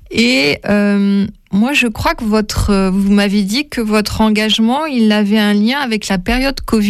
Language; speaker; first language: French; native; French